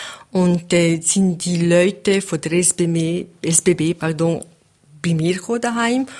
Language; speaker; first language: German; non-native, local second language; Italian